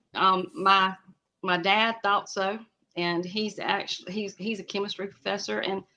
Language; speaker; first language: English; native; English